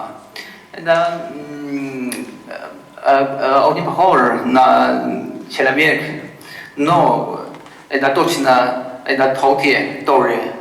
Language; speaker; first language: Russian; non-native, learner; Chinese